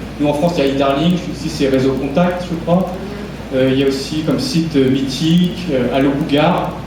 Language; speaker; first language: French; early bilingual, other home language; Vietnamese